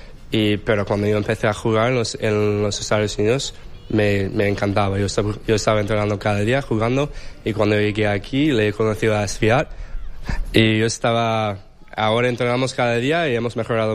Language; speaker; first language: Spanish; non-native, fluent; English